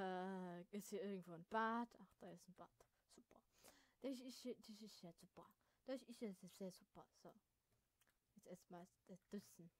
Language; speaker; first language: German; native; German